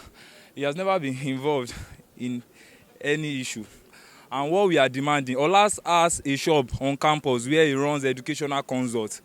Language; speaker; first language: English; non-native, local second language; Yoruba